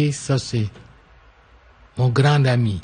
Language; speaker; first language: French; non-native, local second language; English